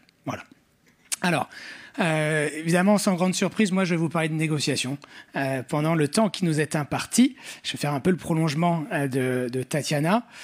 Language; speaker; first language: French; native; French